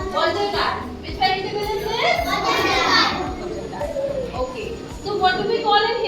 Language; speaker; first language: English; non-native, local second language; Hindi